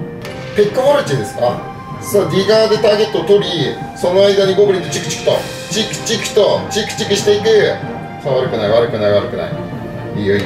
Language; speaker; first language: Japanese; native; Japanese